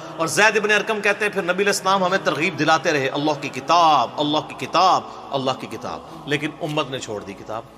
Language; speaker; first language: Urdu; non-native, local second language; Punjabi